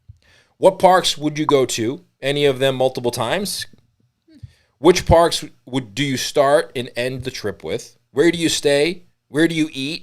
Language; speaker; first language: English; native; English